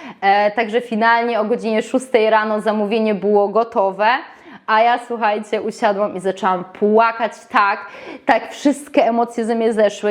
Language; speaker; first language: Polish; native; Polish